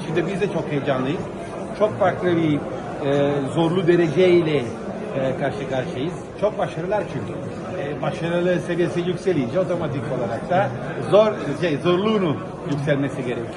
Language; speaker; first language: Turkish; non-native, fluent; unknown